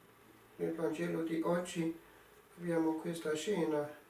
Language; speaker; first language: Italian; non-native, fluent; English